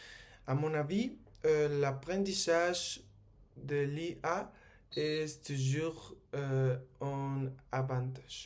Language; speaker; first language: French; non-native, learner; Spanish